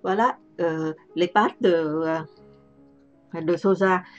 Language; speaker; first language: French; non-native, learner; Vietnamese